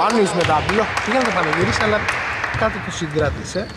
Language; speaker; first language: Greek; native; Greek